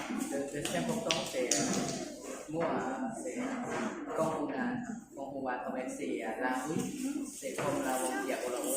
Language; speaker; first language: French; non-native, learner; Lao